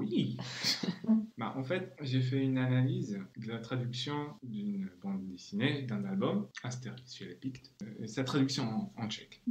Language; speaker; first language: French; non-native, fluent; Czech